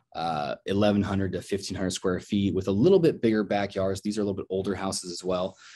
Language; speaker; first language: English; native; English